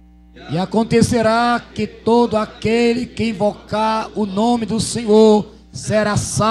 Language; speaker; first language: Portuguese; native; Portuguese